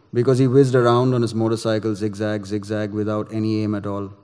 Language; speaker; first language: English; non-native, local second language; Gujarati